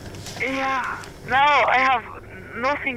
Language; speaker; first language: English; non-native, learner; French